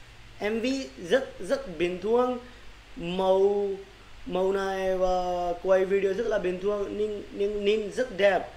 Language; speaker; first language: Vietnamese; non-native, learner; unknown